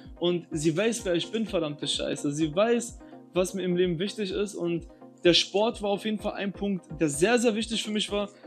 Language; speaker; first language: German; early bilingual, other home language; Albanian